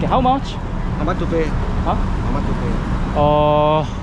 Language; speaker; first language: English; non-native, learner; Korean